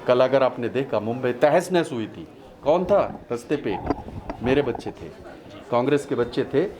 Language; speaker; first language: Hindi; native; Hindi